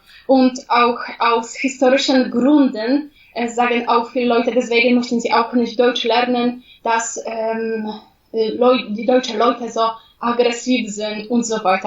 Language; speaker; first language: German; non-native, fluent; Polish